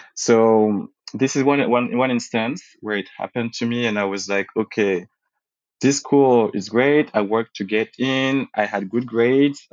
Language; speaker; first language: English; early bilingual, other home language; French